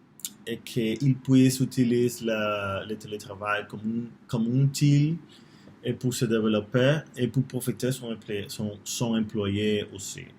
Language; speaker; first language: French; non-native, learner; Spanish